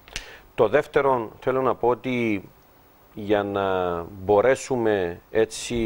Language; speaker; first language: Greek; native; Greek